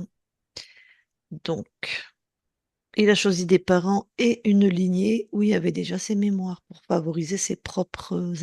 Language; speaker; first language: French; native; French